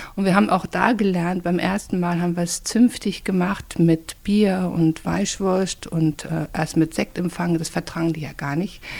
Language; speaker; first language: German; native; German